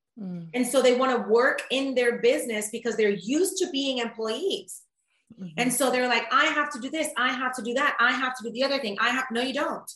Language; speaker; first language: English; early bilingual, other home language; Spanish